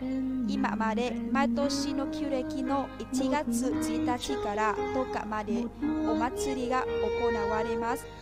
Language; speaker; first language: Japanese; non-native, learner; Vietnamese